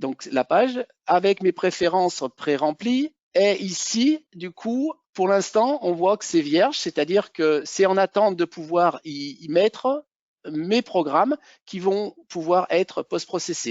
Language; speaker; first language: French; native; French